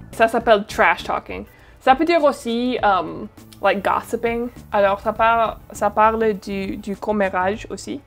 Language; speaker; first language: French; non-native, fluent; English